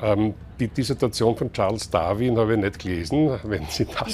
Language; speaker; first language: German; native; German